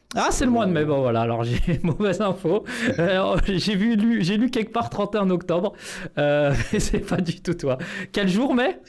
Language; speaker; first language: French; native; French